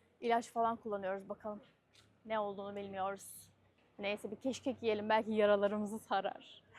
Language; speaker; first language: Turkish; native; Turkish